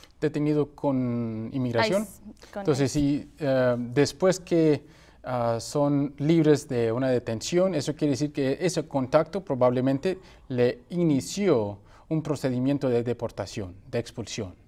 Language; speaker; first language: Spanish; early bilingual, heritage; Spanish